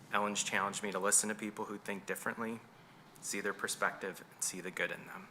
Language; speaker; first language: English; native; English